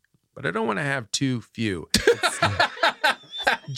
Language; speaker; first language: English; native; English